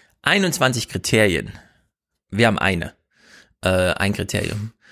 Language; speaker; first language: German; native; German